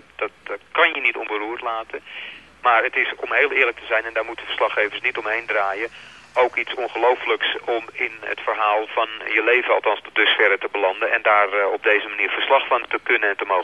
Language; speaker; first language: Dutch; native; Dutch